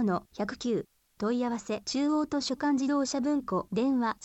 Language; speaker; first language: Japanese; native; Japanese